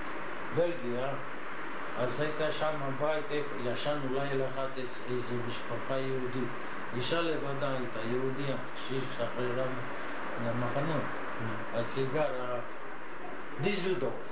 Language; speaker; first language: Hebrew; non-native, fluent; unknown